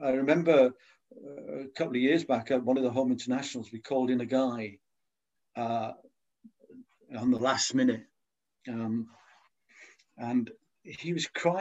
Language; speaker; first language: English; native; English